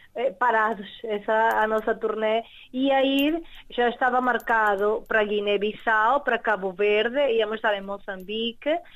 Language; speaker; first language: Portuguese; early bilingual, heritage; Spanish